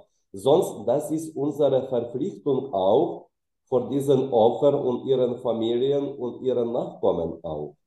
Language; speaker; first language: German; non-native, fluent; Ukrainian